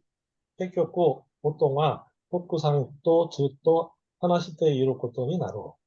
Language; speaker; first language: Japanese; non-native, learner; Korean